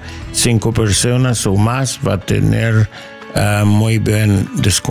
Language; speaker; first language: Spanish; non-native, learner; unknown